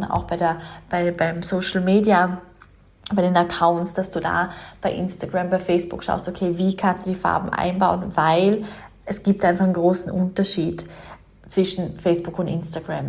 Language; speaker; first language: German; native; German